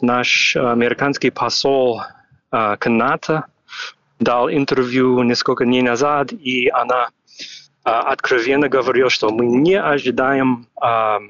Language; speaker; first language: Russian; non-native, fluent; English